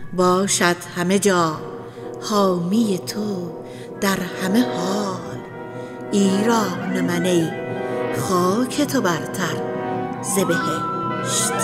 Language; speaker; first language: Persian; native; Persian